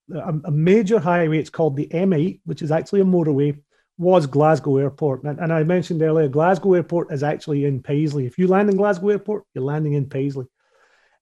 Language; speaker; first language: English; native; English